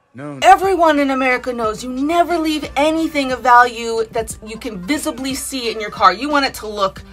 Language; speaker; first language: English; native; English